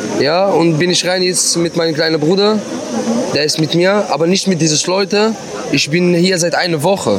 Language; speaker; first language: German; non-native, learner; Arabic